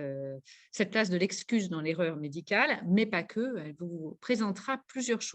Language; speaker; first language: French; native; French